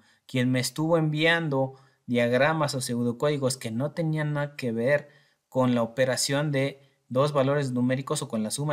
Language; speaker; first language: Spanish; native; Spanish